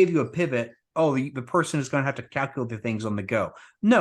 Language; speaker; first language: English; native; English